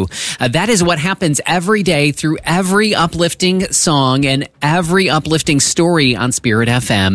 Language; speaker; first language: English; native; English